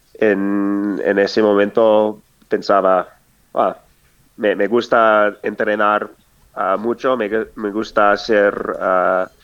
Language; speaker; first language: Spanish; non-native, fluent; English